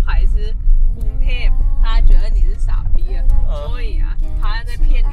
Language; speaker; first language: Chinese; native; Chinese